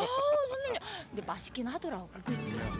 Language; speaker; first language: Korean; native; Korean